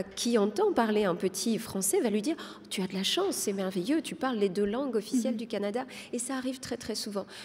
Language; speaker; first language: French; non-native, local second language; Arabic